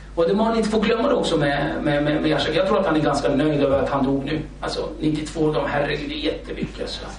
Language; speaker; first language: Swedish; early bilingual, other home language; Kurdish